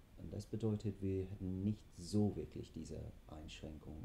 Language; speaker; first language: German; non-native, fluent; English